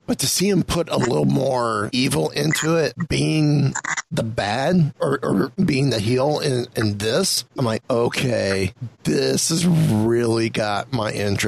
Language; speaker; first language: English; native; English